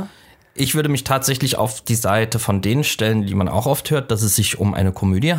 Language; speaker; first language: German; native; German